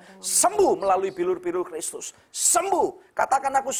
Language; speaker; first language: Indonesian; native; Indonesian